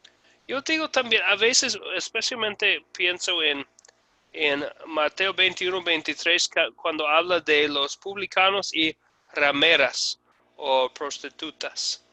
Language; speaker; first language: Spanish; non-native, fluent; English